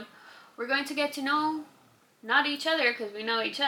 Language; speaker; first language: English; non-native, fluent; Spanish